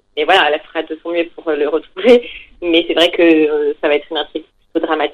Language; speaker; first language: French; native; French